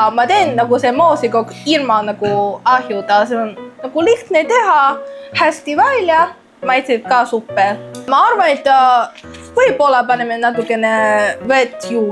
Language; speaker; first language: Estonian; non-native, learner; Chinese